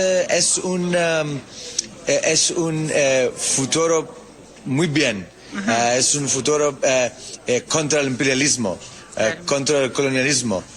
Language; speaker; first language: Spanish; non-native, learner; English